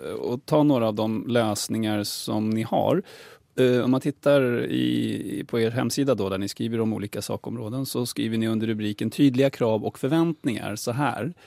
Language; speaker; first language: Swedish; native; Swedish